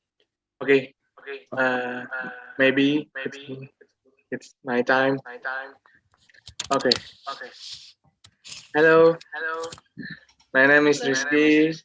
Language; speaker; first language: English; non-native, learner; Indonesian